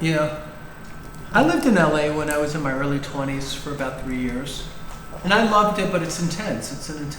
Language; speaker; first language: English; native; English